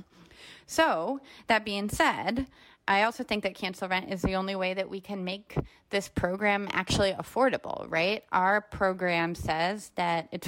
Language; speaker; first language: English; native; English